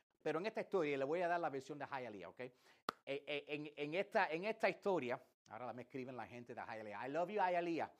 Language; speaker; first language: Spanish; early bilingual, heritage; English